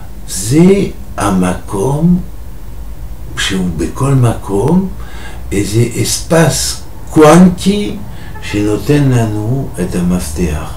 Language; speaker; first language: Hebrew; non-native, fluent; French